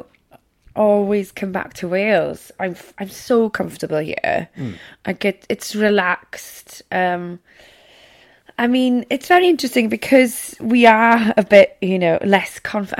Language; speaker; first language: English; non-native, local second language; Welsh